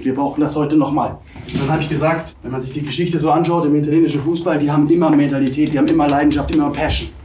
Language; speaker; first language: German; native; German